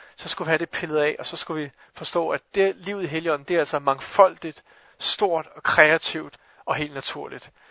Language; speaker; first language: Danish; native; Danish